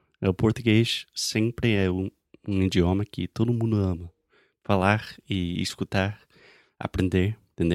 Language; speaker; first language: Portuguese; non-native, fluent; English